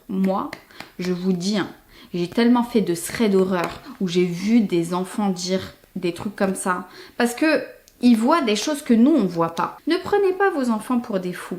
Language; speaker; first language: French; native; French